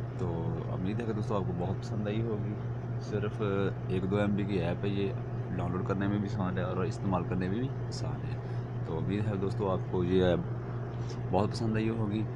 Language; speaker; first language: Urdu; native; Urdu